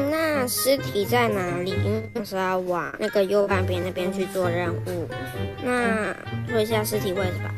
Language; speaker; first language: Chinese; native; Chinese